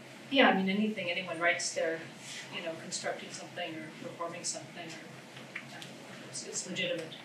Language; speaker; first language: English; native; English